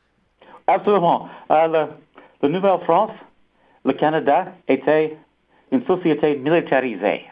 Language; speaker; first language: French; non-native, fluent; English